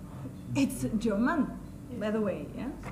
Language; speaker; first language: English; non-native, fluent; Russian